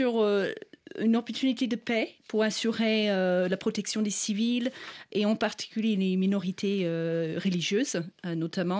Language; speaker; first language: French; non-native, fluent; English